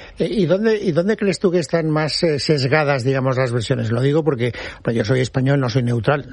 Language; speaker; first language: Spanish; native; Spanish